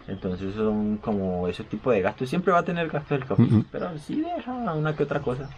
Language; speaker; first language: Spanish; native; Spanish